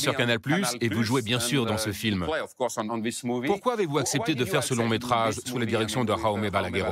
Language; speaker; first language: French; native; French